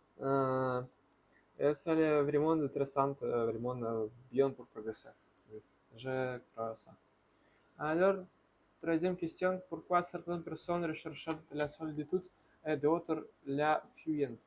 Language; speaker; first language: French; non-native, learner; Russian